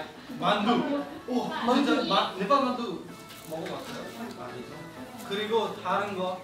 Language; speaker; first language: Korean; non-native, fluent; Nepali